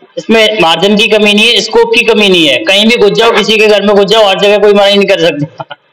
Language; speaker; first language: Hindi; native; Hindi